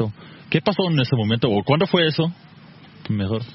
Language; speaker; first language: Spanish; non-native, fluent; German